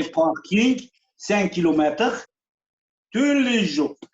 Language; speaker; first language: French; non-native, learner; Kurdish